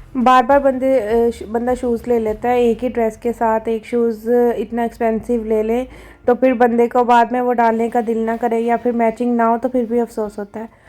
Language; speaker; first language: Urdu; native; Urdu